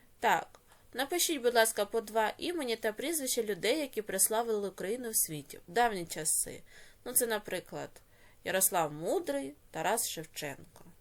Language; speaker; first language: Ukrainian; native; Ukrainian